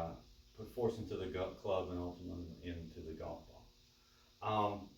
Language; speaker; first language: English; native; English